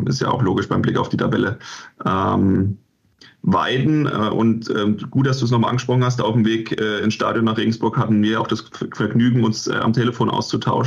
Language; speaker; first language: German; native; German